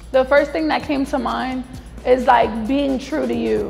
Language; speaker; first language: English; native; English